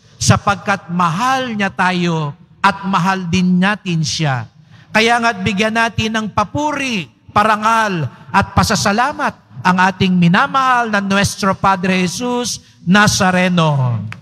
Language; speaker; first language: Filipino; native; Filipino